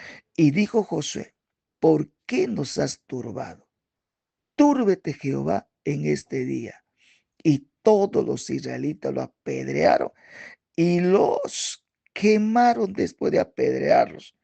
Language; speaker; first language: Spanish; native; Spanish